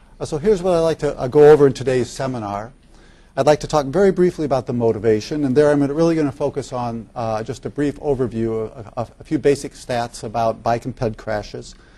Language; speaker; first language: English; native; English